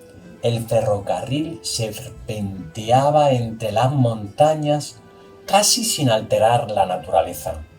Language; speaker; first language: Spanish; native; Spanish